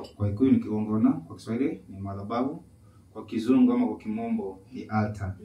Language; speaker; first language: Swahili; non-native, local second language; Kikuyu